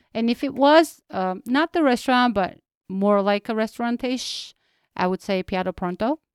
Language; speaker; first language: English; non-native, fluent; Georgian